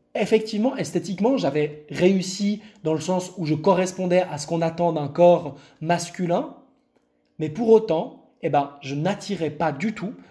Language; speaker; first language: French; non-native, local second language; Arabic